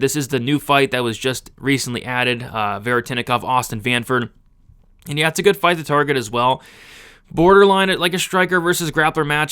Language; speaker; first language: English; native; English